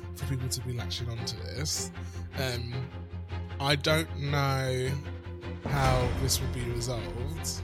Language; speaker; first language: English; native; English